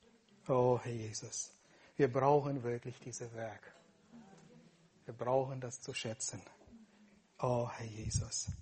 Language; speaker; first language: German; non-native, fluent; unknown